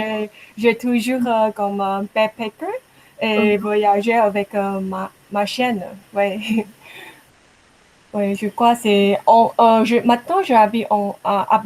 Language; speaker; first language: French; non-native, learner; Chinese